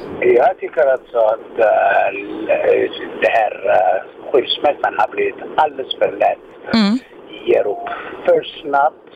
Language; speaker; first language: Swedish; non-native, fluent; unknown